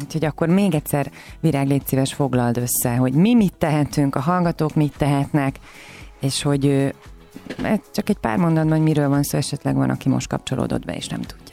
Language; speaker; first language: Hungarian; native; Hungarian